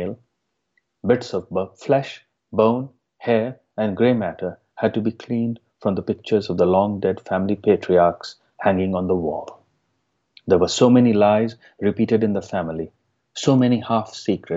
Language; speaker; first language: English; non-native, local second language; Hindi